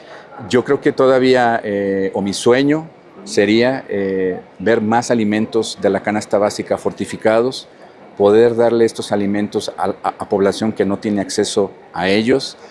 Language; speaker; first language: Spanish; native; Spanish